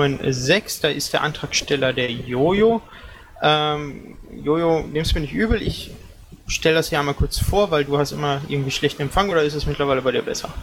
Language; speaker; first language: German; native; German